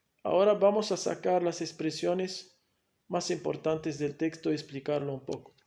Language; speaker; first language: Spanish; non-native, fluent; Arabic